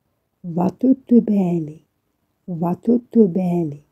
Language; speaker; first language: Italian; non-native, fluent; Arabic